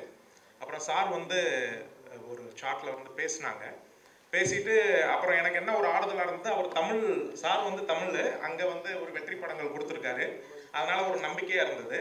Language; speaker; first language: Tamil; native; Tamil